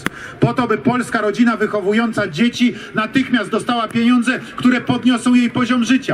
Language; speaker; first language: Polish; native; Polish